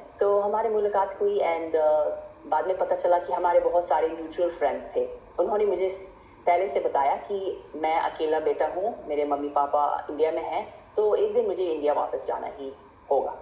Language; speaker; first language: Hindi; non-native, fluent; English